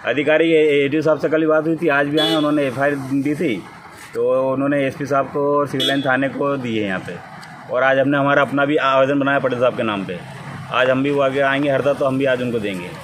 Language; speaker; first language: Hindi; native; Hindi